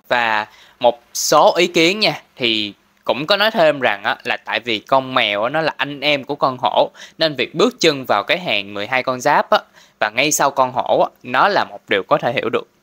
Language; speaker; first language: Vietnamese; non-native, local second language; Cantonese